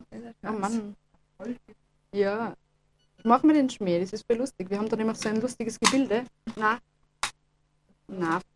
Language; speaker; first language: German; native; German